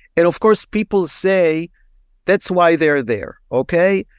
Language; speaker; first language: English; non-native, fluent; Hebrew